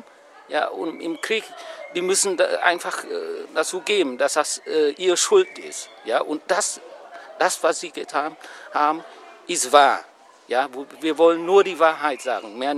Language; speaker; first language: German; non-native, learner; Vietnamese